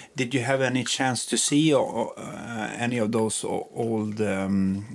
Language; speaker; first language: English; native; English